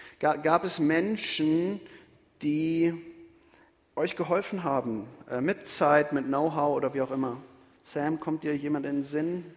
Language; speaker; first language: German; native; German